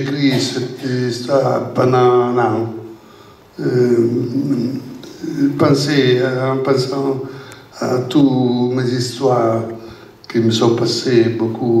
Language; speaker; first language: French; non-native, learner; Italian